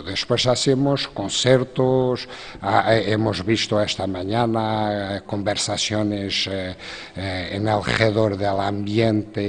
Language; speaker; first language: Spanish; non-native, fluent; Portuguese